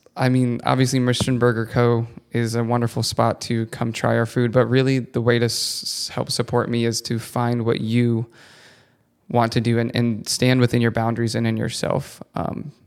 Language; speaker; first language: English; early bilingual, other home language; Italian